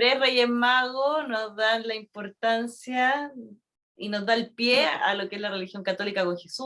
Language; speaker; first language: Spanish; native; Spanish